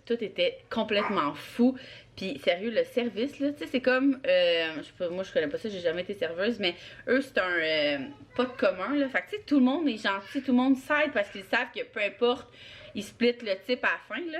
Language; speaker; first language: French; native; French